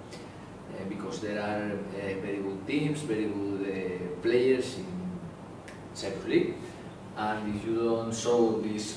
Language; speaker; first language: English; non-native, learner; Spanish